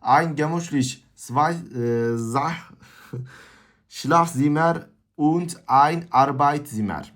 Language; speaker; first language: German; non-native, learner; Turkish